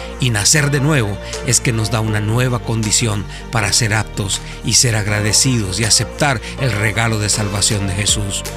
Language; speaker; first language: Spanish; native; Spanish